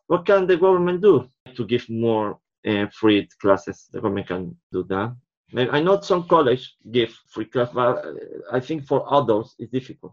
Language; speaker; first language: English; non-native, fluent; Spanish